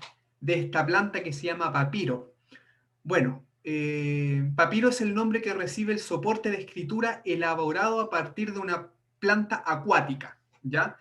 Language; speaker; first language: Spanish; native; Spanish